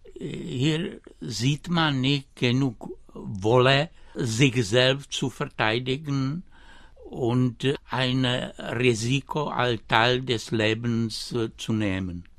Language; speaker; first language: German; non-native, fluent; Czech